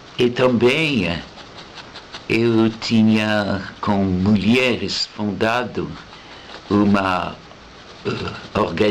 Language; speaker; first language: Portuguese; non-native, fluent; French